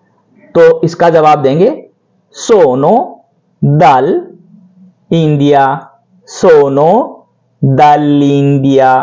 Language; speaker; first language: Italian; non-native, learner; Hindi